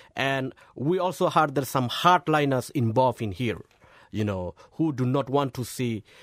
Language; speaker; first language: English; non-native, fluent; Burmese